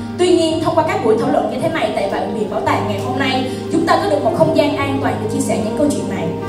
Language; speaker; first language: Vietnamese; early bilingual, heritage; Vietnamese